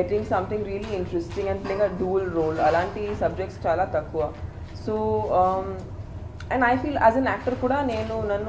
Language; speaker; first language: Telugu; non-native, fluent; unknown